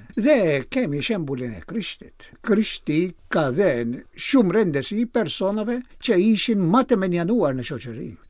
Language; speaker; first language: Albanian; non-native, fluent; Maltese